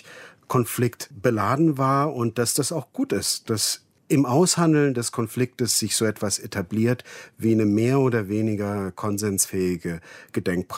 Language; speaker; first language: German; native; German